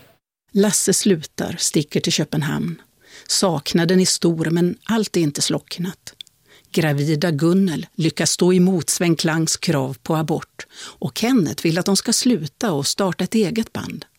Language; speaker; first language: Swedish; native; Swedish